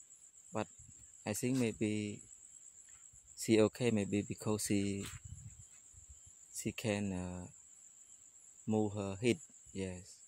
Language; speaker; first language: English; non-native, learner; Khmer